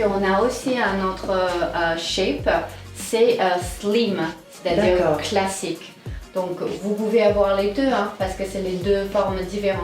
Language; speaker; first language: French; non-native, fluent; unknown